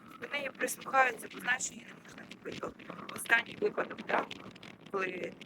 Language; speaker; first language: Ukrainian; non-native, local second language; Russian